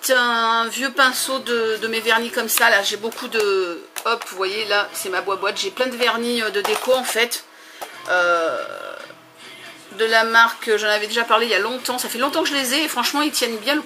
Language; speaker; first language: French; native; French